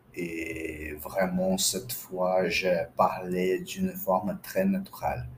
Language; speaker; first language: French; non-native, fluent; Portuguese